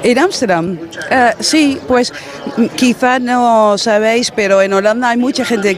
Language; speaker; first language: Spanish; non-native, fluent; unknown